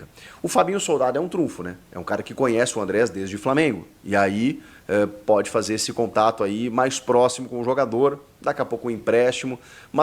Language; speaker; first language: Portuguese; native; Portuguese